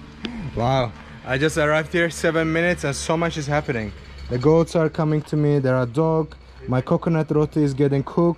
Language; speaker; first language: English; non-native, fluent; Azerbaijani